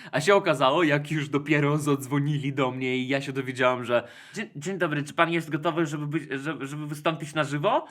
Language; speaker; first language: Polish; non-native, fluent; Russian